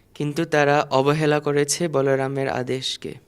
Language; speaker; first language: Bangla; native; Bangla